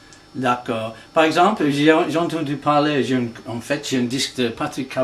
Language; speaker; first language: French; non-native, fluent; English